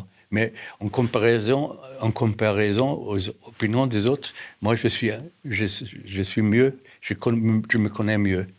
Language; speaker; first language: French; non-native, fluent; German